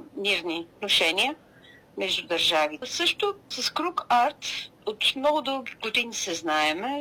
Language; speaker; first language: Bulgarian; non-native, local second language; Turkish